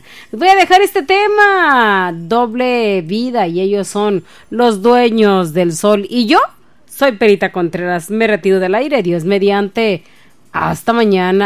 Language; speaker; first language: Spanish; native; Spanish